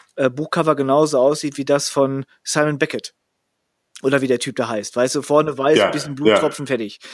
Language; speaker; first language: German; native; German